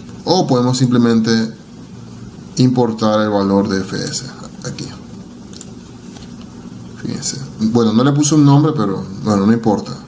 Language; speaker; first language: Spanish; native; Spanish